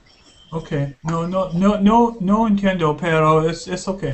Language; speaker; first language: Spanish; non-native, learner; English